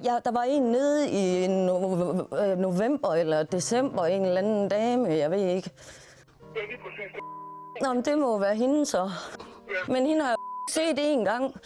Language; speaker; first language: Danish; native; Danish